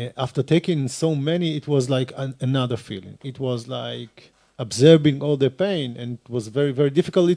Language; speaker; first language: English; non-native, fluent; Hebrew